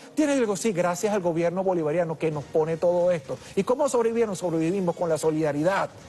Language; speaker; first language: Spanish; early bilingual, other home language; English